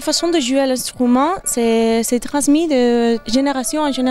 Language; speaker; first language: French; non-native, learner; Spanish